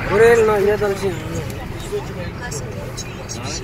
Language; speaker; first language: Korean; non-native, learner; Nepali